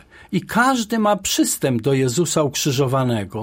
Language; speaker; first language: Polish; native; Polish